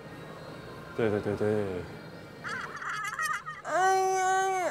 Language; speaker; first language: Chinese; non-native, fluent; Korean